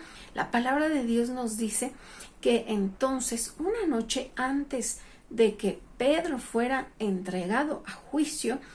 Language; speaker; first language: Spanish; native; Spanish